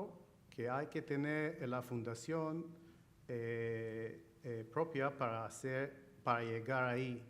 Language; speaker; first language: Spanish; non-native, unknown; Chinese